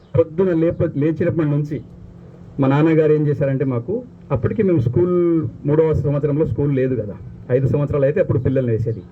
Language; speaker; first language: Telugu; non-native, local second language; Lambadi